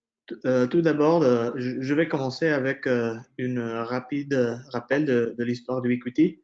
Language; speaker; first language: French; non-native, fluent; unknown